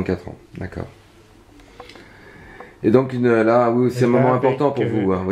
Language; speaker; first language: French; native; French